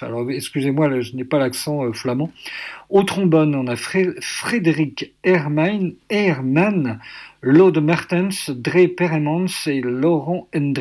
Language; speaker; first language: French; native; French